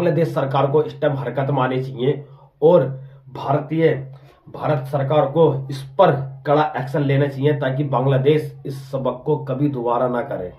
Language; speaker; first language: Hindi; native; Hindi